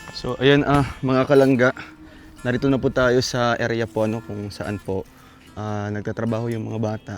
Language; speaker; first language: Filipino; non-native, local second language; Cebuano